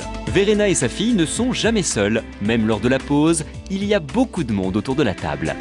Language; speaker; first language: French; native; French